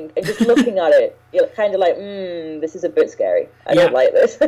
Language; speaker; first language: English; native; English